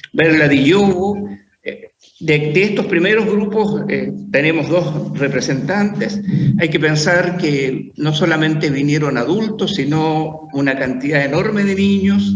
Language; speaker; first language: Spanish; native; Spanish